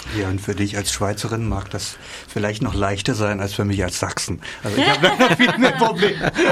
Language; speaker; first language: German; native; German